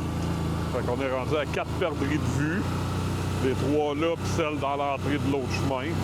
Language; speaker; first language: French; native; French